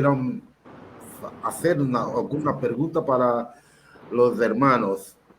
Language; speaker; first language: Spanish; non-native, learner; Portuguese